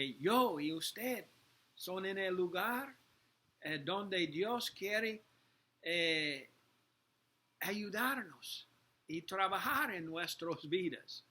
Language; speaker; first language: Spanish; non-native, learner; English